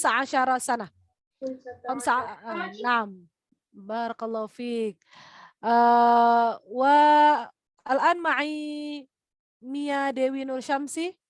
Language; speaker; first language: Arabic; non-native, fluent; Indonesian